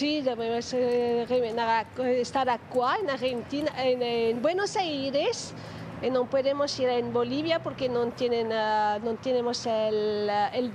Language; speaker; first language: Spanish; non-native, learner; French